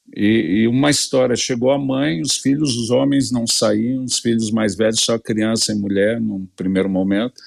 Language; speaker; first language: Portuguese; native; Portuguese